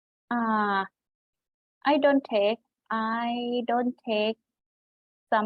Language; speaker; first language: English; non-native, learner; Thai